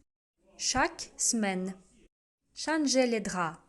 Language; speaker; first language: French; non-native, fluent; Russian